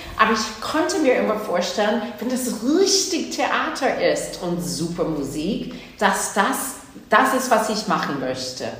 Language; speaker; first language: German; non-native, fluent; English